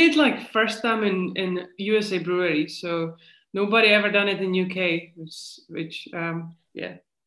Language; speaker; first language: English; non-native, fluent; Czech